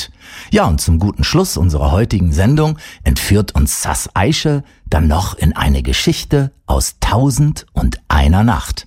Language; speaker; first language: German; native; German